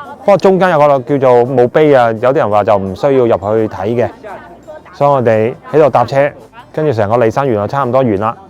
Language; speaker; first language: Cantonese; native; Cantonese